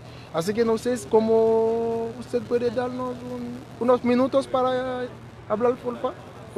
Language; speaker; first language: Spanish; non-native, fluent; Haitian Creole